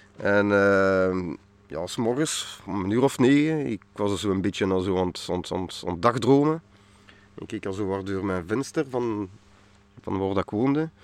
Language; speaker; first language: Dutch; non-native, local second language; French